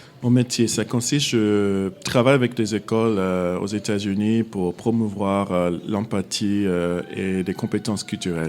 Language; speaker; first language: French; non-native, fluent; English